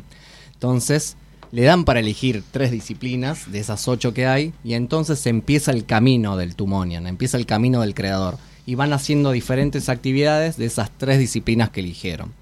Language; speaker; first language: Spanish; native; Spanish